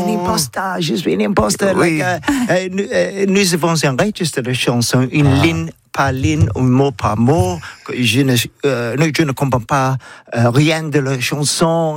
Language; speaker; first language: French; non-native, learner; English